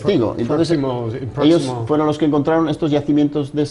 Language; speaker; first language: Spanish; native; Spanish